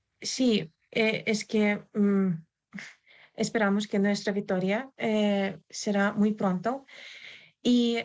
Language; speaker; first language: Spanish; non-native, learner; Ukrainian